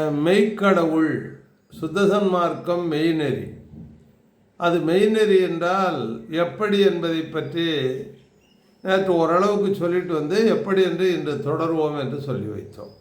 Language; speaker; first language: Tamil; native; Tamil